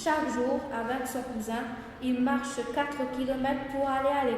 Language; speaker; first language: French; non-native, learner; Italian